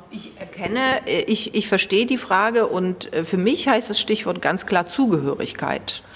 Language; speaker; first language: German; early bilingual, other home language; Polish